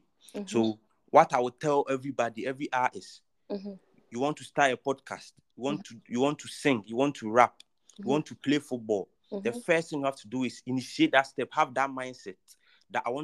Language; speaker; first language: English; non-native, local second language; Akan